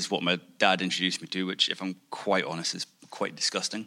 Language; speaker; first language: English; native; English